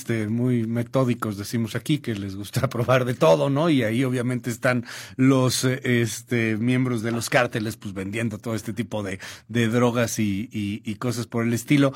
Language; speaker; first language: Spanish; native; Spanish